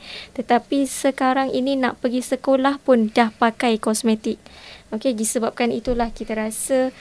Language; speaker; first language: Malay; native; Malay